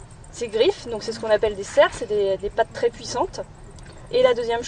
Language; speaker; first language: French; native; French